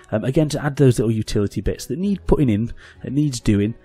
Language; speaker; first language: English; native; English